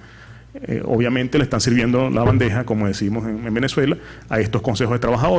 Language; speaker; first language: Spanish; native; Spanish